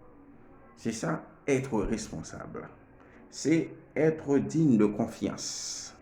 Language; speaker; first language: French; non-native, learner; Haitian Creole